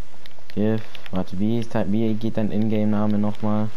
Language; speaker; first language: German; native; German